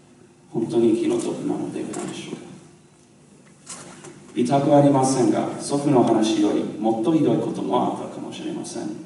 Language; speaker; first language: Japanese; non-native, learner; English